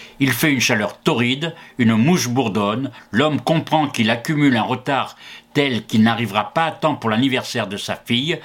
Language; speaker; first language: French; native; French